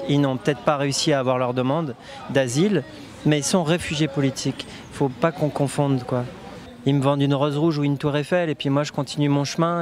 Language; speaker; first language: French; native; French